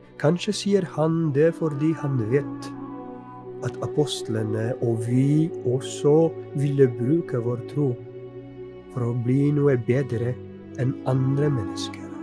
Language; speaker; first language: Norwegian; non-native, fluent; Polish